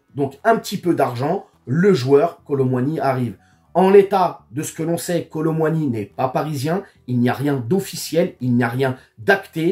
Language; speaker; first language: French; native; French